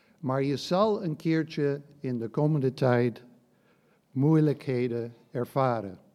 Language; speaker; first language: Dutch; non-native, fluent; English